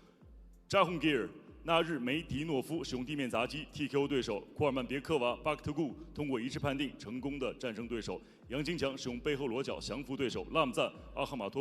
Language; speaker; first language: Chinese; native; Chinese